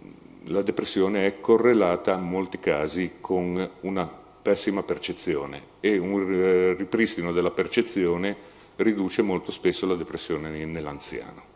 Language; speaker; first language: Italian; native; Italian